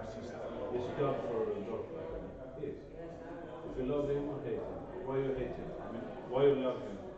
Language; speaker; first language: English; non-native, learner; Norwegian